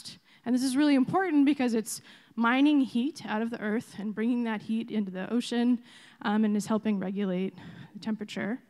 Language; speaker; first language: English; native; English